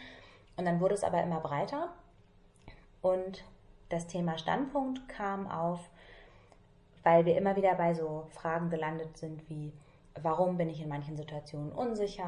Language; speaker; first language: German; native; German